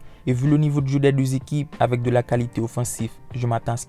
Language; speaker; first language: French; native; French